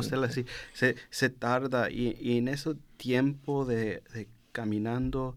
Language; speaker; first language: Spanish; non-native, learner; English